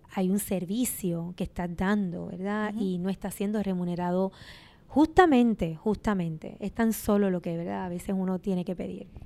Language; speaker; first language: Spanish; native; Spanish